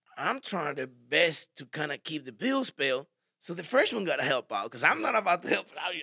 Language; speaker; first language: English; early bilingual, other home language; Spanish